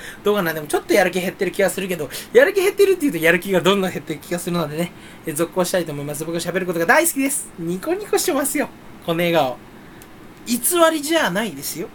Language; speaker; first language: Japanese; native; Japanese